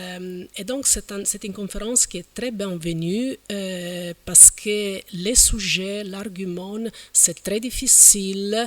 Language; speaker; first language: French; non-native, fluent; Italian